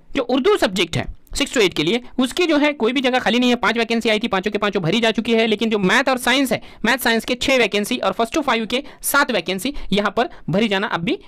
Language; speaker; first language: Hindi; non-native, local second language; Urdu